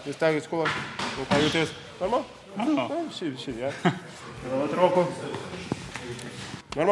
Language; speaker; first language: Latvian; non-native, learner; Russian